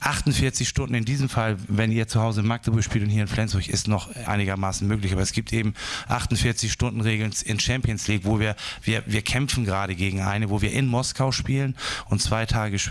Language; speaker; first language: German; native; German